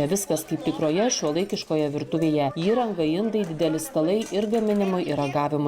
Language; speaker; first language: Lithuanian; native; Lithuanian